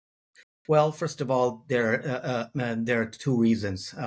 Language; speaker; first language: English; non-native, fluent; German